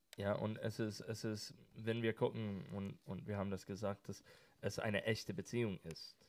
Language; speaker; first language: German; non-native, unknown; English